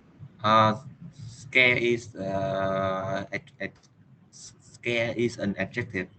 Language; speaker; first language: English; non-native, learner; Vietnamese